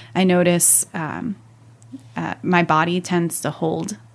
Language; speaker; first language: English; native; English